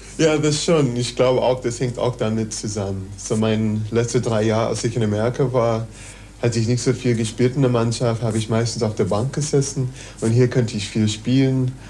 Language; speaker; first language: German; non-native, fluent; English